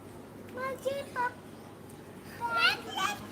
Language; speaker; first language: English; early bilingual, other home language; Bangla